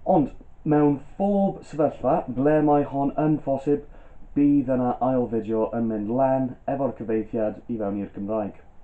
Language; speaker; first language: Welsh; non-native, local second language; English